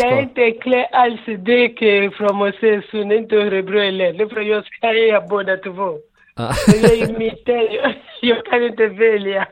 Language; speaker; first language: Swedish; non-native, learner; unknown